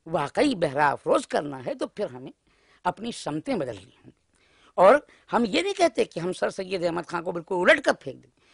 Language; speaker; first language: Urdu; native; Urdu